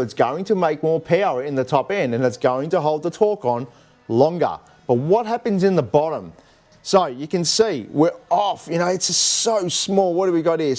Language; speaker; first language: English; native; English